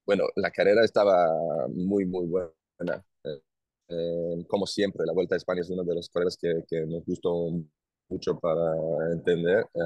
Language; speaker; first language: Spanish; non-native, learner; Hebrew